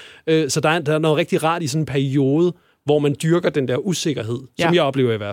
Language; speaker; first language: Danish; native; Danish